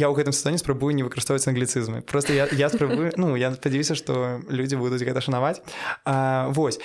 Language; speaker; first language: Belarusian; non-native, local second language; Russian